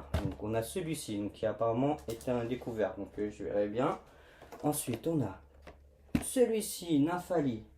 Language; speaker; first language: French; native; French